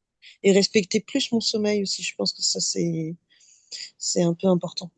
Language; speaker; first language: French; native; French